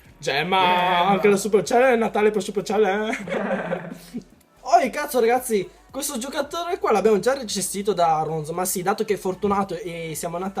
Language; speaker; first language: Italian; early bilingual, other home language; Chinese